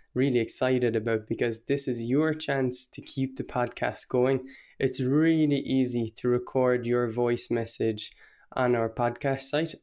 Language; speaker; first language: English; non-native, local second language; Irish